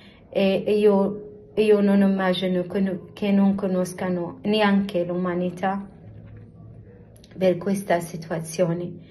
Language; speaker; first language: Italian; non-native, learner; Arabic